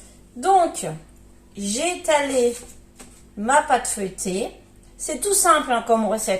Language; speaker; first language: French; native; French